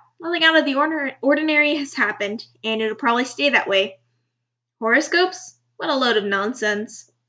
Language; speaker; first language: English; native; English